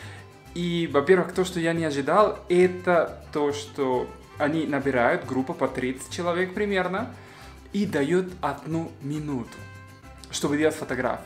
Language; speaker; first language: Russian; non-native, fluent; Spanish